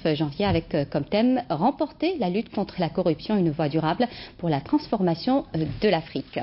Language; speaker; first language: French; non-native, local second language; Arabic